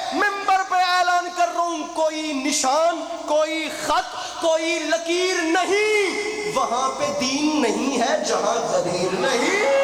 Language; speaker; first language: Urdu; non-native, local second language; Punjabi